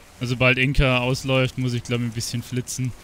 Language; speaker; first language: German; native; German